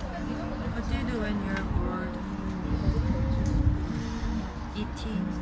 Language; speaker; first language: English; non-native, learner; Korean